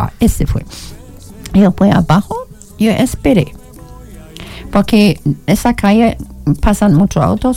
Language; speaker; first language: Spanish; non-native, learner; German